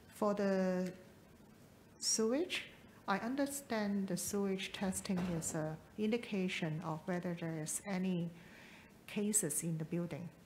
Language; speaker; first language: English; non-native, local second language; Chinese